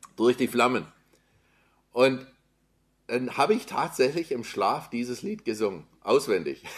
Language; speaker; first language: German; native; German